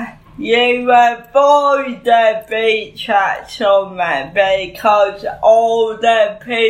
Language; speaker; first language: English; native; English